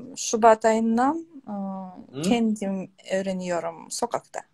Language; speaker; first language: Turkish; non-native, learner; Russian